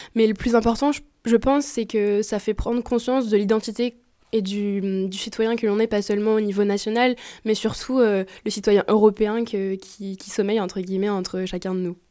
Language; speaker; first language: French; native; French